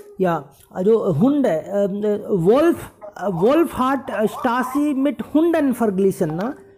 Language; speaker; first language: German; non-native, fluent; Hindi